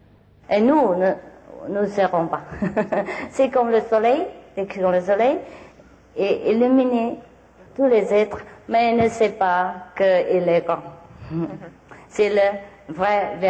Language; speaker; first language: French; non-native, learner; Vietnamese